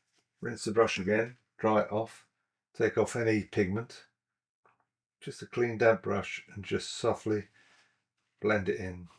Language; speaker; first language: English; native; English